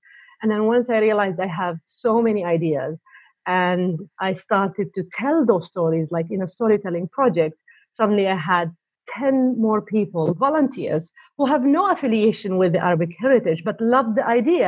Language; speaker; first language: English; native; English